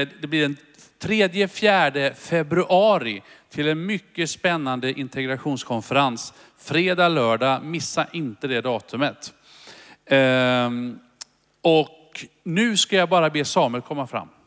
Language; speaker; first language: Swedish; native; Swedish